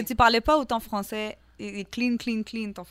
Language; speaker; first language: French; native; French